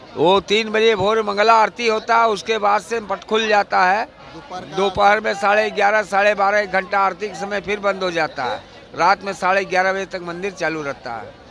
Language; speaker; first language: Hindi; native; Hindi